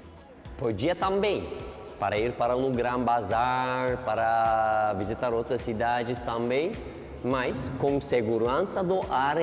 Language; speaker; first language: Portuguese; non-native, learner; Turkish